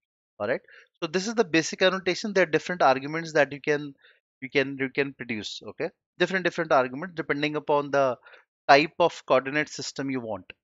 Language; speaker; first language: English; non-native, local second language; Hindi